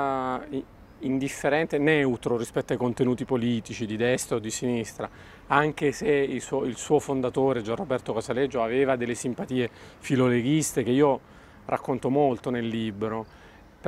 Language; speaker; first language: Italian; native; Italian